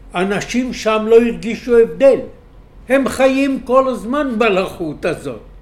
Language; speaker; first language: Hebrew; native; Hebrew